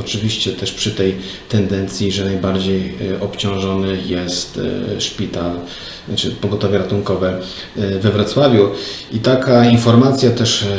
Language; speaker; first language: Polish; native; Polish